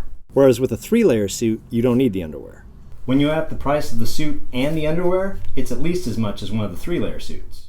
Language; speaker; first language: English; native; English